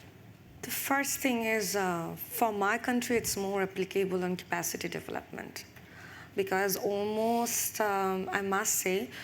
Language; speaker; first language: English; non-native, local second language; Bangla